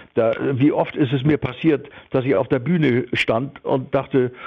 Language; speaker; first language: German; native; German